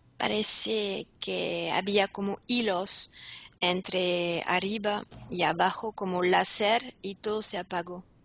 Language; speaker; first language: Spanish; non-native, fluent; French